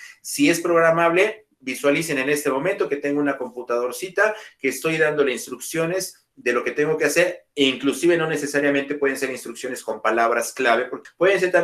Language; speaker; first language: Spanish; native; Spanish